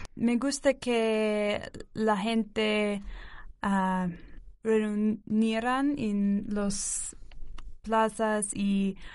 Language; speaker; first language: Spanish; non-native, learner; English